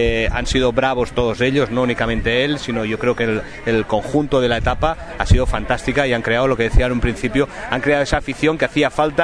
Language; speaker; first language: Spanish; native; Spanish